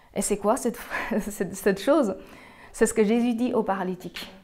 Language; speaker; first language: French; early bilingual, other home language; Chinese